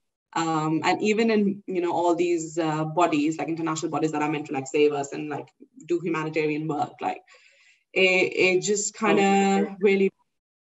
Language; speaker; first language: English; non-native, local second language; Urdu